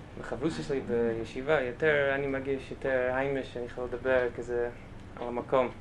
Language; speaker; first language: Hebrew; native; Hebrew